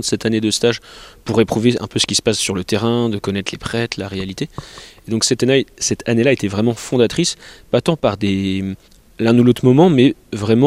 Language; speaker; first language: French; native; French